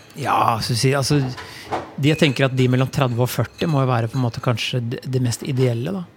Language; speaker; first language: Norwegian; native; Norwegian